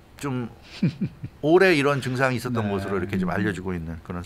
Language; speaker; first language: Korean; native; Korean